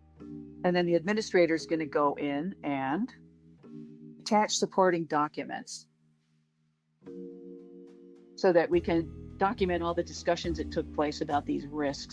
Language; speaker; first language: English; native; English